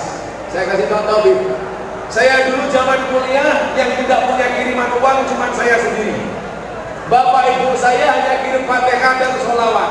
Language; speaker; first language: Indonesian; non-native, local second language; Javanese